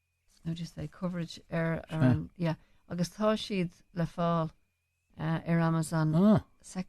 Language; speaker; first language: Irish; non-native, local second language; English